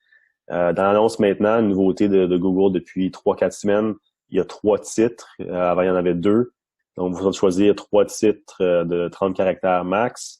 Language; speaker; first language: French; non-native, local second language; English